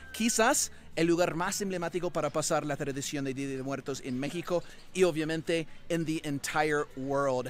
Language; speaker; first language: Spanish; non-native, learner; English